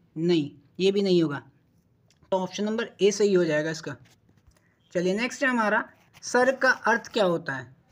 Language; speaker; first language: Hindi; native; Hindi